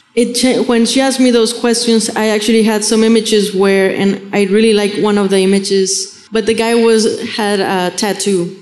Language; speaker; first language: English; non-native, fluent; Spanish